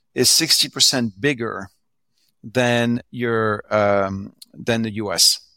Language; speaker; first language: English; non-native, fluent; French